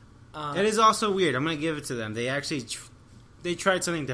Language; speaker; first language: English; native; English